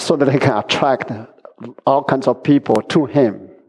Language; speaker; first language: English; non-native, fluent; Chinese